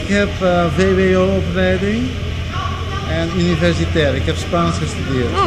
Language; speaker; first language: Dutch; non-native, local second language; Papiamento